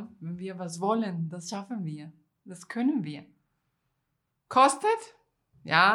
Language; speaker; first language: German; non-native, fluent; Spanish